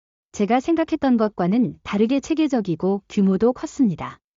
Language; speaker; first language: Korean; native; Korean